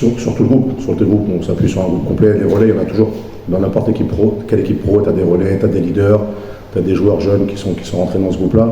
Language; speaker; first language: French; native; French